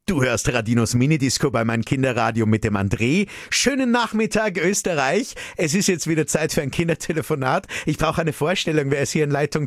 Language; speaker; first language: German; native; German